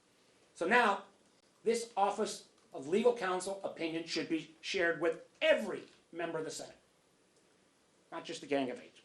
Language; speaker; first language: English; native; English